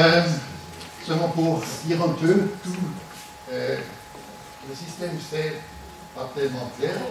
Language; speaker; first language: French; non-native, local second language; German